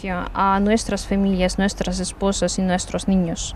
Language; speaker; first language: Spanish; non-native, learner; Ukrainian